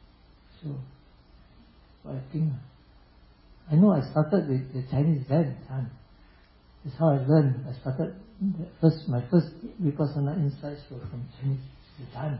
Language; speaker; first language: English; non-native, local second language; Chinese